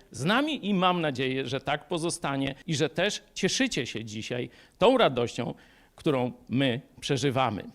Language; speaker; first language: Polish; native; Polish